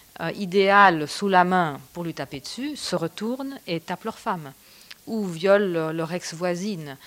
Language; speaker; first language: French; native; French